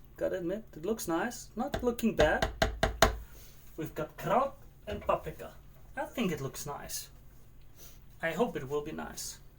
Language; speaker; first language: English; non-native, fluent; German